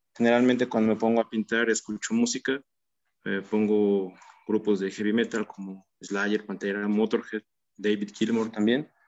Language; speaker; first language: Spanish; native; Spanish